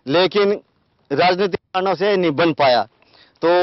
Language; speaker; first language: Hindi; native; Hindi